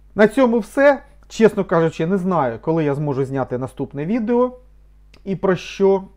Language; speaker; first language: Ukrainian; non-native, local second language; Russian